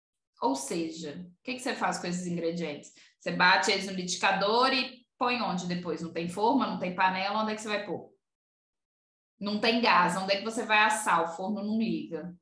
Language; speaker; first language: Portuguese; native; Portuguese